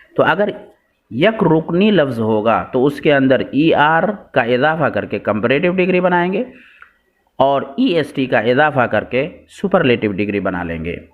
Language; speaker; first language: Urdu; native; Urdu